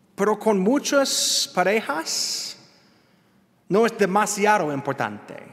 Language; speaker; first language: Spanish; non-native, learner; English